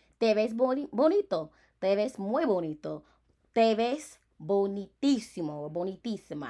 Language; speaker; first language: Spanish; non-native, fluent; English